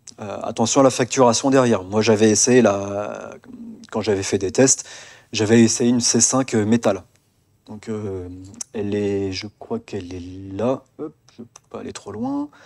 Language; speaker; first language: French; native; French